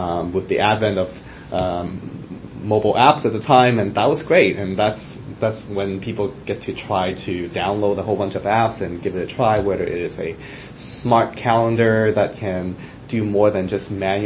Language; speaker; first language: English; non-native, local second language; Cantonese